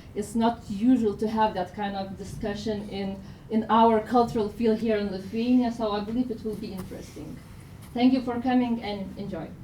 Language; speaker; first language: English; non-native, fluent; Lithuanian